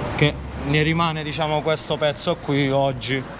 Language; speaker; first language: Italian; native; Italian